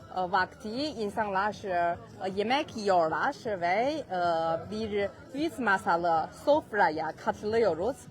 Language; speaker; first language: Turkish; non-native, learner; Chinese